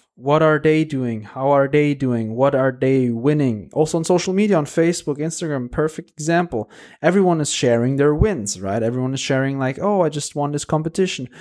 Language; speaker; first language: English; non-native, fluent; Portuguese